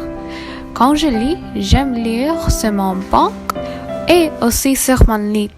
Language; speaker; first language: French; non-native, learner; English